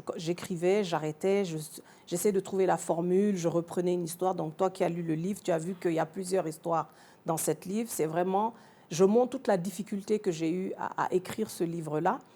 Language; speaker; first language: French; early bilingual, other home language; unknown